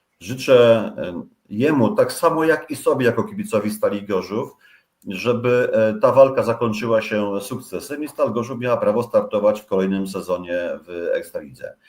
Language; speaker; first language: Polish; native; Polish